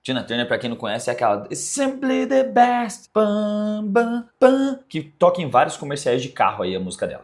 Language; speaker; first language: Portuguese; native; Portuguese